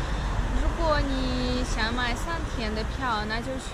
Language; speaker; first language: Chinese; non-native, fluent; Russian